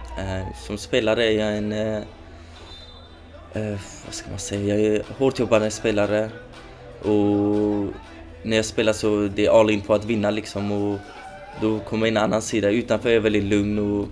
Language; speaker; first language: Swedish; early bilingual, other home language; Kurdish